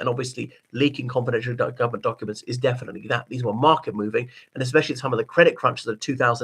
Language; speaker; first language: English; native; English